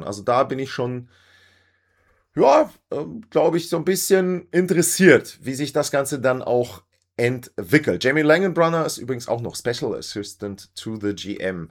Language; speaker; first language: German; native; German